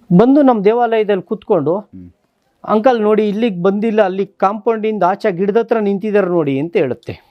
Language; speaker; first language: Kannada; native; Kannada